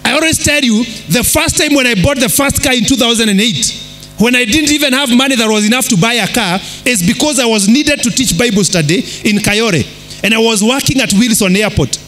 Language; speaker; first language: English; non-native, local second language; Kikuyu